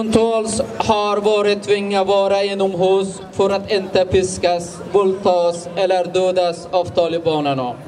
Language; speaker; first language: Swedish; non-native, fluent; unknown